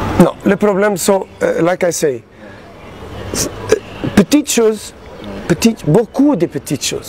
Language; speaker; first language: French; non-native, learner; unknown